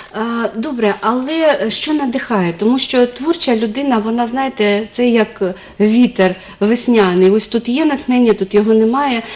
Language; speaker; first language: Ukrainian; native; Ukrainian